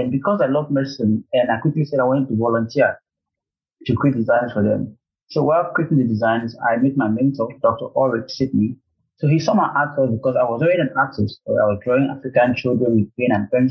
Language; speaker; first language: English; non-native, local second language; Igbo